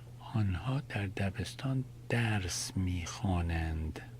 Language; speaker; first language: Persian; early bilingual, heritage; Persian